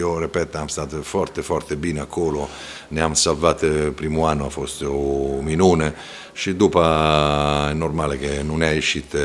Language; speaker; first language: Romanian; non-native, fluent; Italian